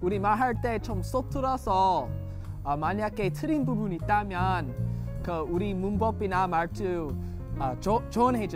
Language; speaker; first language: Korean; non-native, learner; English